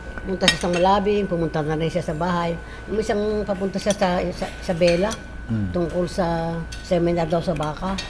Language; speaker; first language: Filipino; native; Filipino